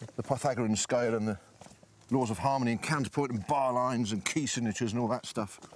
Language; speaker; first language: English; native; English